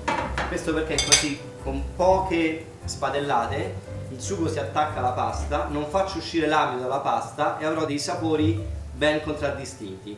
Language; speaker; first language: Italian; native; Italian